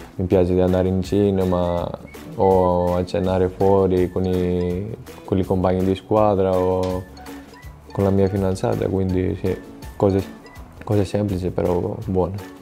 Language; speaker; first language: Italian; non-native, fluent; Greek